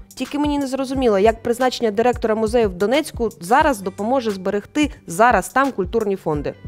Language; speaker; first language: Ukrainian; native; Ukrainian